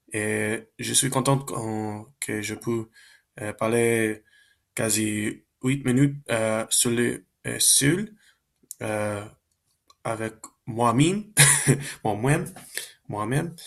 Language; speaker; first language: French; non-native, learner; Spanish